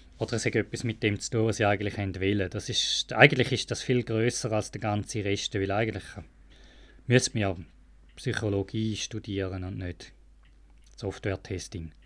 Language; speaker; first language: German; native; German